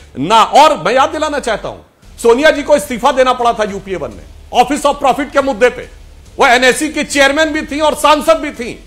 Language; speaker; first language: Hindi; native; Hindi